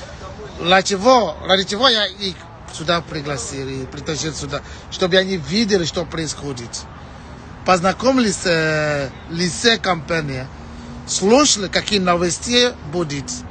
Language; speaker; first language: Russian; non-native, fluent; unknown